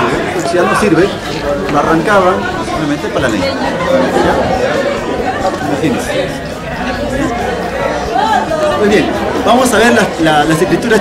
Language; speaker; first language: Spanish; native; Spanish